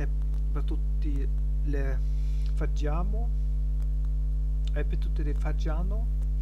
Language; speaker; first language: Italian; non-native, learner; German